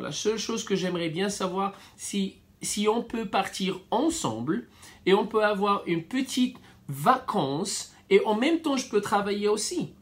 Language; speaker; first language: French; non-native, fluent; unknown